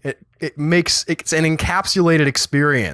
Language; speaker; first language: English; native; English